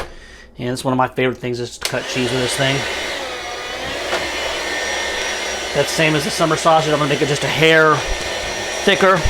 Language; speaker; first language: English; native; English